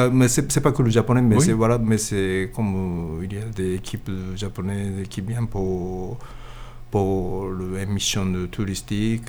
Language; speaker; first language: French; non-native, learner; Japanese